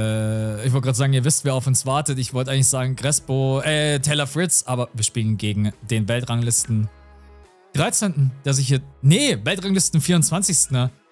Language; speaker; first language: German; native; German